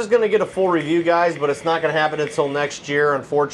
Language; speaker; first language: English; native; English